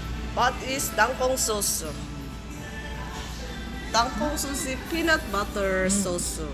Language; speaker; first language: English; non-native, learner; Korean